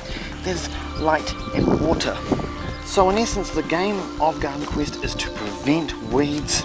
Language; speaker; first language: English; native; English